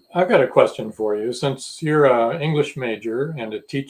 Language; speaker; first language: English; native; English